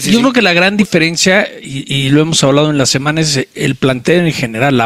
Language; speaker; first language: Spanish; native; Spanish